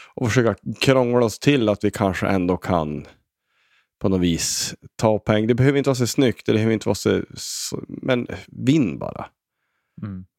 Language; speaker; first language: Swedish; native; Swedish